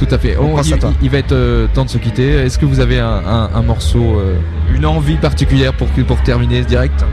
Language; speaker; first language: French; native; French